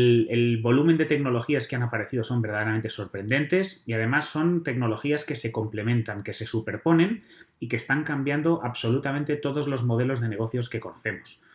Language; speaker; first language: Spanish; native; Spanish